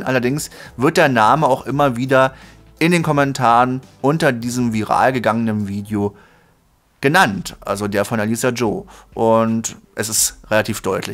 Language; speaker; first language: German; native; German